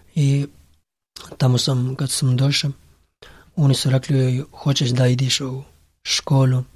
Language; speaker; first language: Serbian; non-native, learner; Pashto